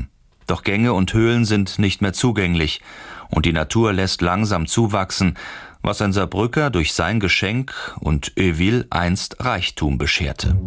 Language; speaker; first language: German; native; German